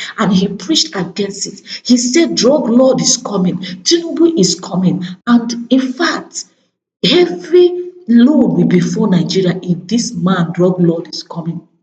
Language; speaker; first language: Nigerian Pidgin; non-native, local second language; Igbo